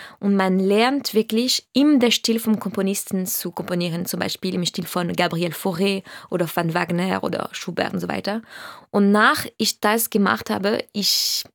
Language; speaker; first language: German; non-native, fluent; French